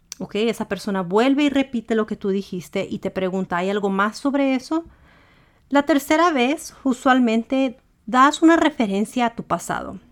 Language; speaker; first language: Spanish; early bilingual, heritage; Spanish